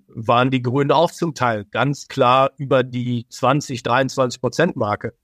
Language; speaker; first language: German; early bilingual, other home language; Persian